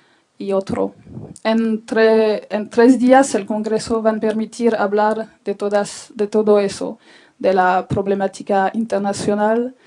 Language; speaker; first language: Spanish; non-native, fluent; French